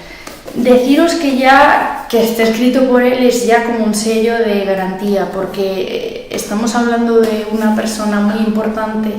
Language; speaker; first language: Spanish; native; Spanish